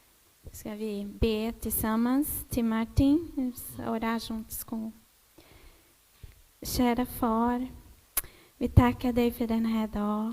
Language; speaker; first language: Swedish; non-native, learner; Portuguese